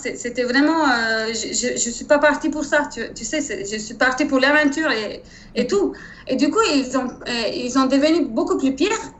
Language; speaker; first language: French; non-native, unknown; Turkish